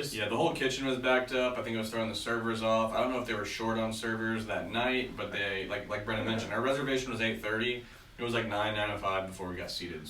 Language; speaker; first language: English; native; English